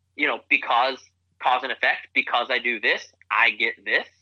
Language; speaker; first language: English; native; English